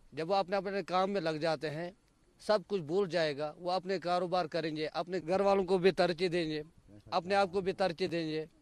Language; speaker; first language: Hindi; non-native, local second language; Kashmiri